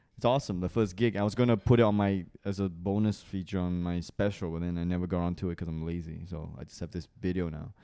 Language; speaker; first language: English; native; English